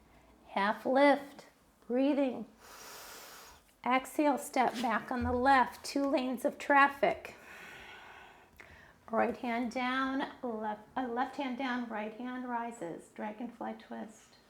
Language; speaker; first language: English; native; English